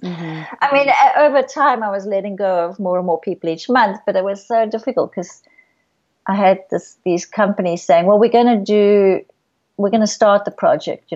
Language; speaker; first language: English; native; English